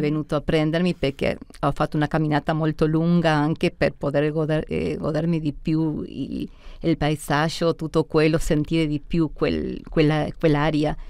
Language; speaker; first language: Italian; early bilingual, heritage; Spanish